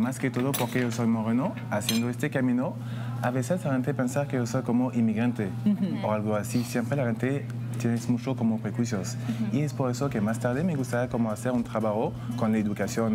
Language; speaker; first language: Spanish; non-native, fluent; French